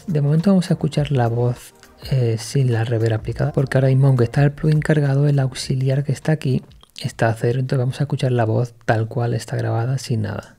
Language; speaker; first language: Spanish; native; Spanish